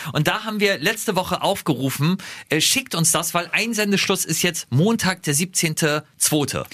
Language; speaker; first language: German; native; German